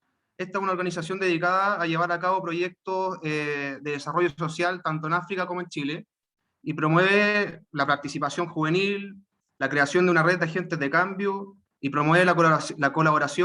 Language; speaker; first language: Spanish; native; Spanish